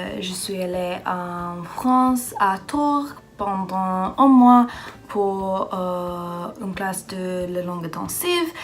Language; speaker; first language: French; non-native, learner; English